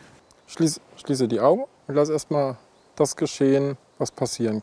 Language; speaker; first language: German; native; German